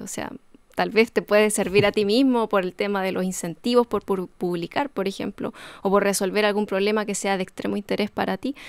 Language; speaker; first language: Spanish; native; Spanish